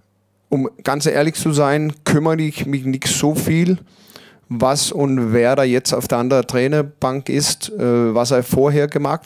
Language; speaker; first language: German; non-native, learner; Danish